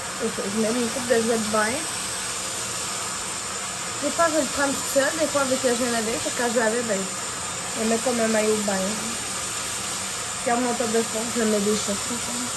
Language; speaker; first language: French; native; French